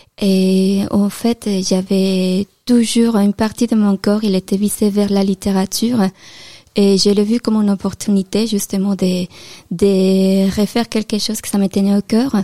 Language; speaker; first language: French; non-native, fluent; Spanish